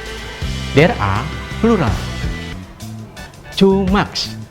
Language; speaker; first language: English; non-native, fluent; Indonesian